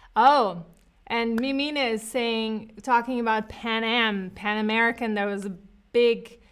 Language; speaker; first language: English; non-native, fluent; German